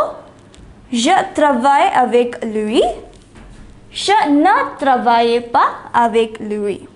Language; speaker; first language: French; non-native, fluent; English